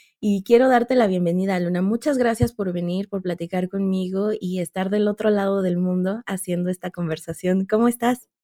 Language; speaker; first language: Spanish; native; Spanish